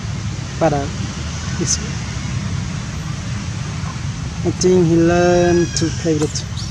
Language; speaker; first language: English; non-native, learner; Khmer